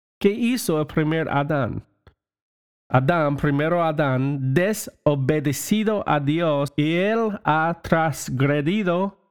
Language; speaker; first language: Spanish; non-native, learner; English